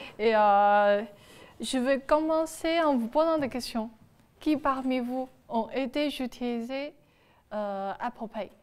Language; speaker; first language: French; non-native, fluent; Chinese